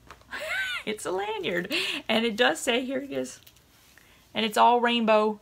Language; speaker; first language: English; native; English